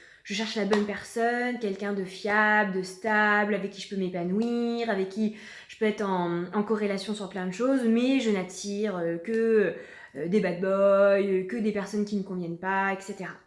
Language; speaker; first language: French; native; French